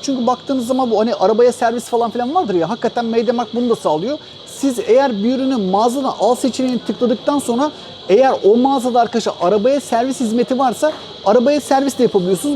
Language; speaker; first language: Turkish; native; Turkish